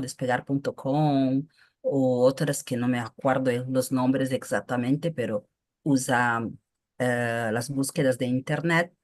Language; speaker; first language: Spanish; non-native, fluent; Portuguese